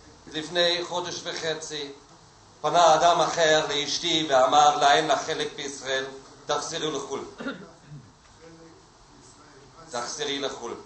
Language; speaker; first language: Hebrew; non-native, fluent; German